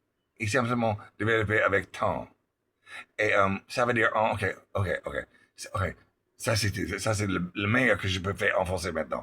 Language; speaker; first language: French; non-native, learner; English